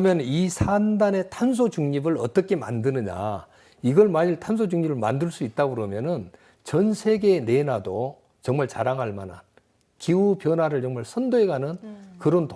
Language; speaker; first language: Korean; native; Korean